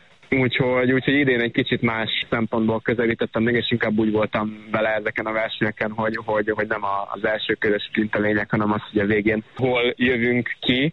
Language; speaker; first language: Hungarian; native; Hungarian